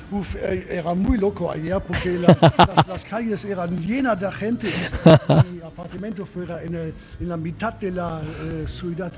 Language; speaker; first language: Spanish; non-native, learner; German